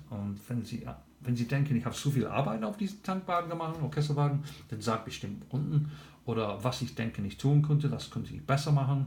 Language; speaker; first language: German; non-native, learner; English